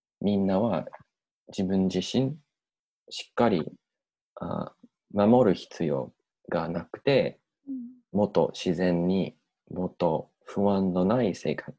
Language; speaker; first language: Japanese; non-native, learner; English